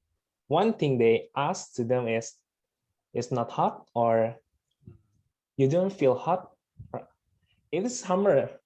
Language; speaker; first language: English; non-native, fluent; Indonesian